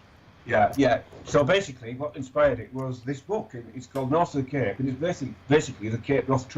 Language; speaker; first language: English; native; English